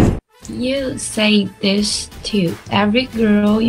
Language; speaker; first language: English; non-native, learner; Chinese